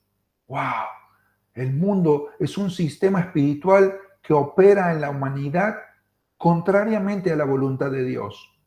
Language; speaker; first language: Spanish; native; Spanish